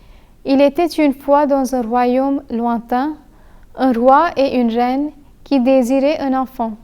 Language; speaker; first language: French; non-native, fluent; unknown